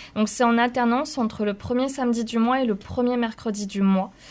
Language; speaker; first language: French; native; French